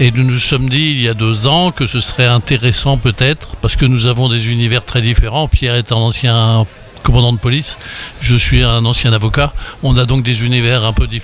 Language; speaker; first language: French; native; French